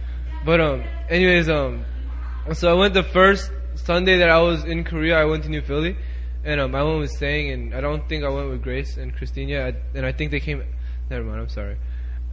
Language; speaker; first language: English; native; English